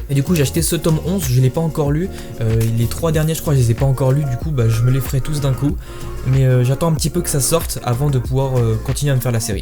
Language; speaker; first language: French; native; French